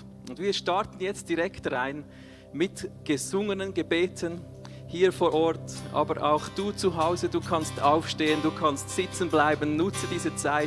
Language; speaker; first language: German; native; German